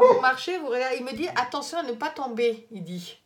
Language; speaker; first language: French; native; French